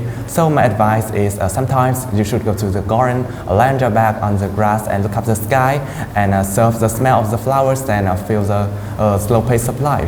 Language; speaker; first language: English; non-native, fluent; Vietnamese